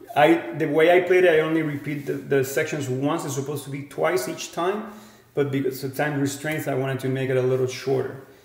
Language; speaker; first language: English; non-native, fluent; Spanish